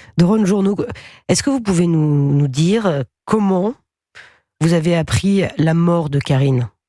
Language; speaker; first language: French; native; French